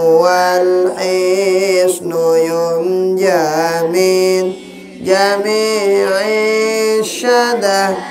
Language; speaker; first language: Arabic; non-native, fluent; Indonesian